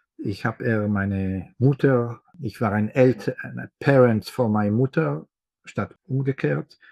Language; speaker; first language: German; non-native, fluent; Hebrew